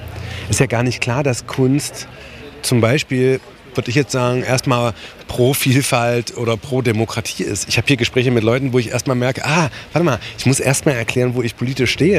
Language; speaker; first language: German; native; German